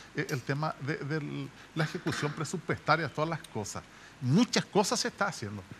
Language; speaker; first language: Spanish; native; Spanish